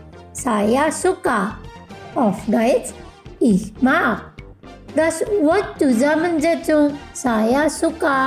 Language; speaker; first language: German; non-native, fluent; Indonesian